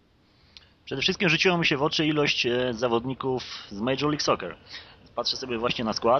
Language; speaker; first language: Polish; native; Polish